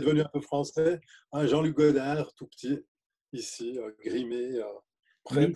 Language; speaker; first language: French; native; French